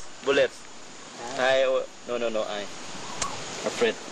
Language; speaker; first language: English; non-native, learner; Lao